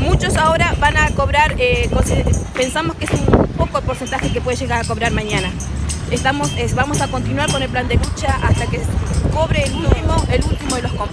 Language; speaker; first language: Spanish; native; Spanish